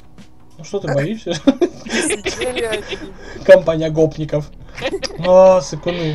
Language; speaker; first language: Russian; native; Russian